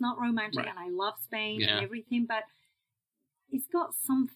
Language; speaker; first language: English; non-native, fluent; Spanish